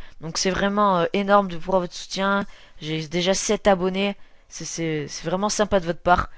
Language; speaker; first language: French; native; French